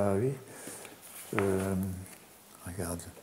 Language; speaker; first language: French; non-native, fluent; German